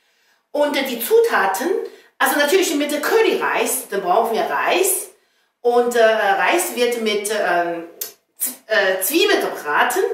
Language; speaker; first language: German; non-native, learner; Chinese